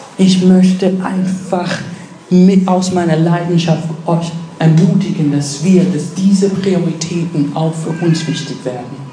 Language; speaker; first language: German; non-native, fluent; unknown